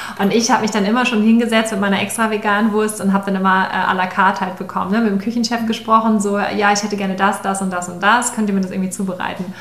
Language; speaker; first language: German; native; German